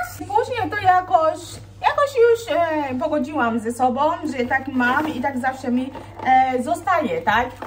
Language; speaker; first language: Polish; non-native, fluent; Swahili